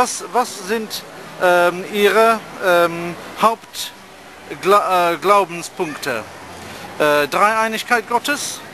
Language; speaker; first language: German; non-native, fluent; English